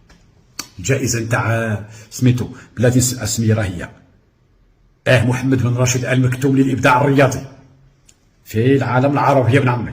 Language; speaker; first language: Arabic; native; Arabic